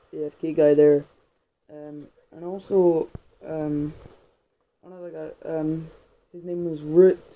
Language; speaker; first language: English; native; English